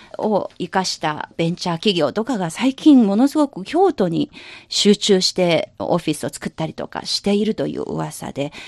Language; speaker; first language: Japanese; non-native, fluent; Chinese